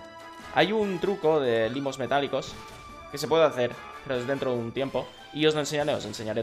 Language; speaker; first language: Spanish; native; Spanish